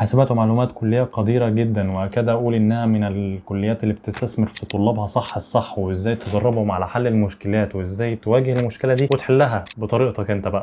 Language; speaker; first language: Arabic; native; Arabic